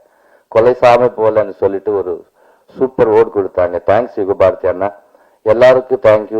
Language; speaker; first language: Tamil; non-native, learner; Telugu